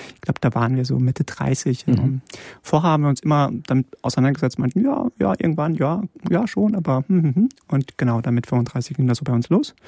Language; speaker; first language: German; early bilingual, other home language; Polish